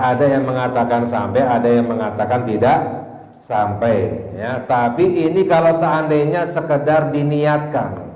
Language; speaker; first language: Indonesian; native; Indonesian